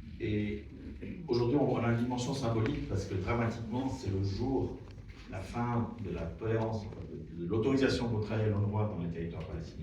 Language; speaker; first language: French; native; French